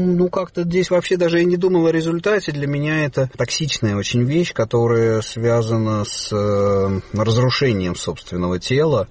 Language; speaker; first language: Russian; native; Russian